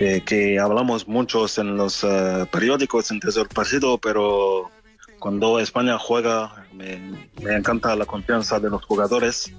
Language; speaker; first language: Spanish; non-native, fluent; French